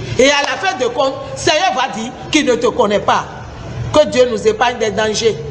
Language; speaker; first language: French; non-native, local second language; Susu